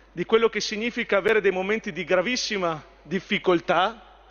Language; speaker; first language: Italian; native; Italian